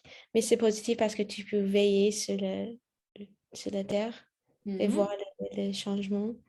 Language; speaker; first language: French; non-native, learner; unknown